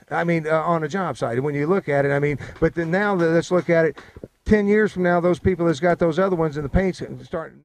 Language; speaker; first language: English; native; English